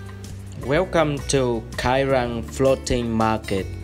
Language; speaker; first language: English; non-native, fluent; Vietnamese